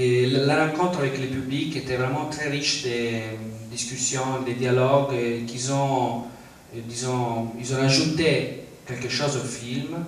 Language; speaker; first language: French; non-native, fluent; Italian